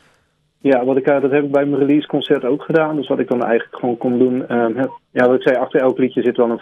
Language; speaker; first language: Dutch; native; Dutch